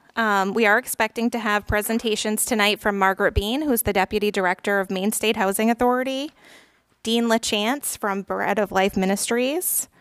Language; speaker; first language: English; native; English